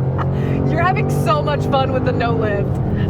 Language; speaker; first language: English; native; English